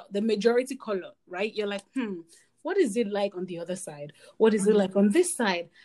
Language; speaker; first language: English; non-native, local second language; Yoruba